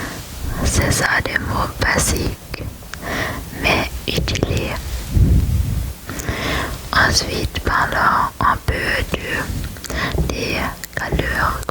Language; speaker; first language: French; non-native, learner; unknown